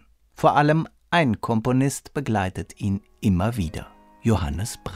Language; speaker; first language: German; native; German